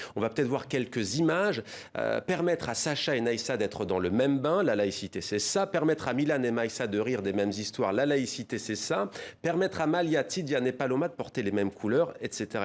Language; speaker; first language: French; native; French